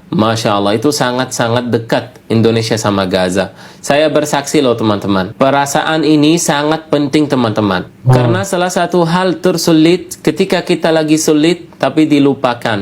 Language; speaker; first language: Indonesian; non-native, fluent; Arabic